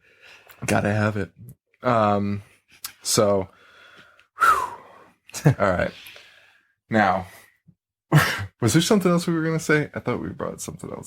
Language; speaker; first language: English; native; English